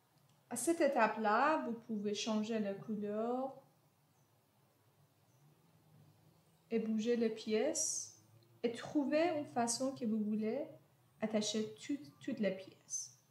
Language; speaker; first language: French; non-native, fluent; Persian